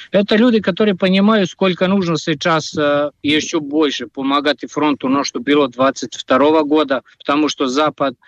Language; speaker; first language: Russian; non-native, fluent; Serbian